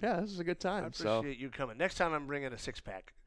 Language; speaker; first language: English; native; English